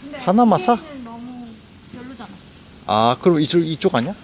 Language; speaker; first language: Korean; native; Korean